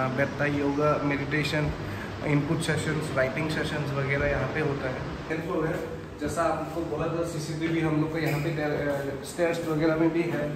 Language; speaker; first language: Hindi; non-native, local second language; Assamese